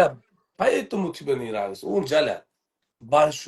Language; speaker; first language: Russian; non-native, learner; Uzbek